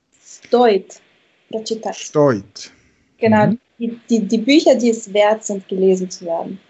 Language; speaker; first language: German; non-native, fluent; Russian